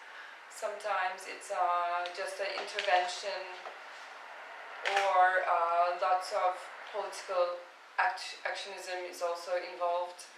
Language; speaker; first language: English; non-native, fluent; Turkish